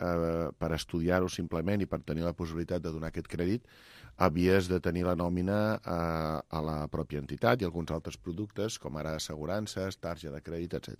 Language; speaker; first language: Catalan; native; Catalan